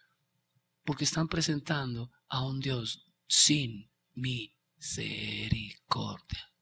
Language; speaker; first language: Spanish; native; Spanish